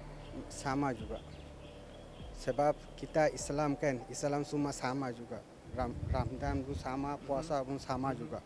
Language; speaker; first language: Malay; non-native, learner; Rohingya